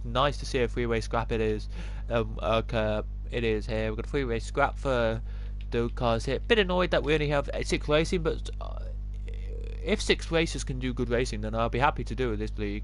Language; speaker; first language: English; native; English